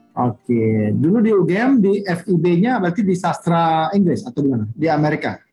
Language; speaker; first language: Indonesian; native; Indonesian